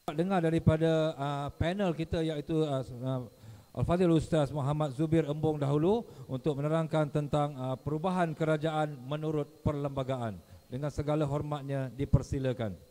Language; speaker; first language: Malay; native; Malay